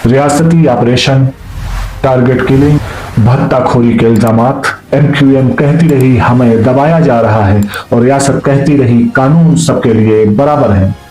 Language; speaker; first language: Urdu; native; Urdu